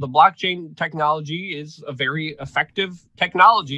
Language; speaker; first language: English; non-native, fluent; Polish